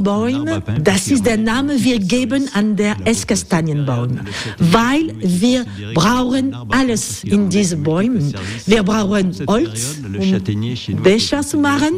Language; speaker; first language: German; non-native, learner; French